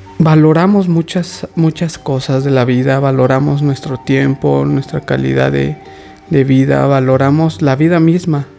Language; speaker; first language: Spanish; native; Spanish